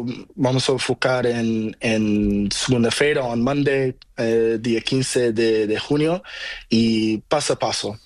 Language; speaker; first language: Spanish; non-native, learner; Portuguese